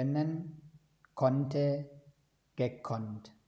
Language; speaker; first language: German; non-native, fluent; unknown